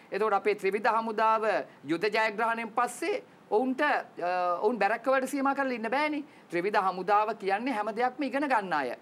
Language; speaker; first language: Sinhala; native; Sinhala